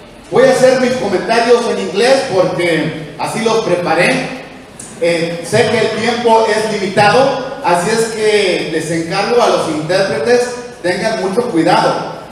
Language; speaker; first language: Spanish; early bilingual, heritage; Spanish